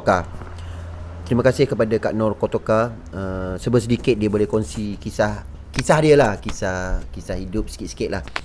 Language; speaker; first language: Malay; native; Malay